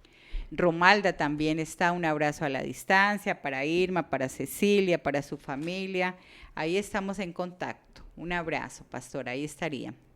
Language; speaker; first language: Spanish; native; Spanish